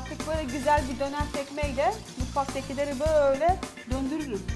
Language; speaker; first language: Turkish; native; Turkish